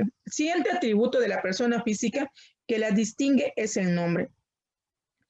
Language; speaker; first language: Spanish; native; Spanish